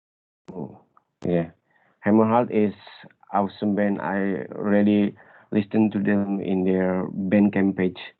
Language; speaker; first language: English; non-native, learner; Indonesian